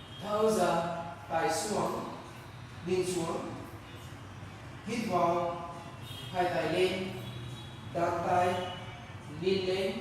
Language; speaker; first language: Vietnamese; non-native, learner; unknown